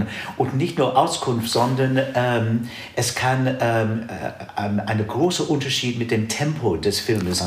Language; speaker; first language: German; non-native, fluent; English